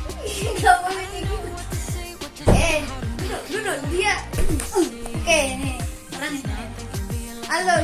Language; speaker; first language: Indonesian; native; Indonesian